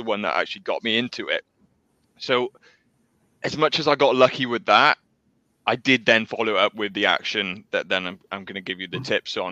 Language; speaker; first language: English; native; English